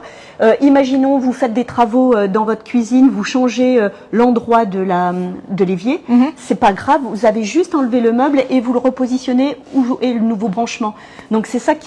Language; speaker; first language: French; native; French